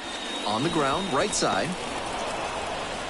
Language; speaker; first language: English; native; English